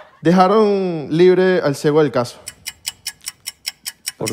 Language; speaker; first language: Spanish; native; Spanish